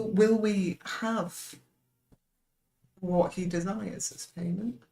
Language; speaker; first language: English; native; English